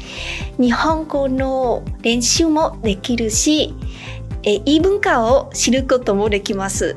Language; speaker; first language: Japanese; non-native, fluent; Vietnamese